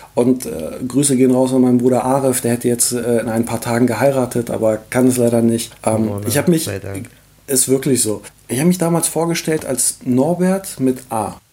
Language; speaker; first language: German; early bilingual, other home language; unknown